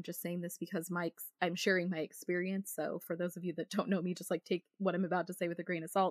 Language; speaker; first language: English; native; English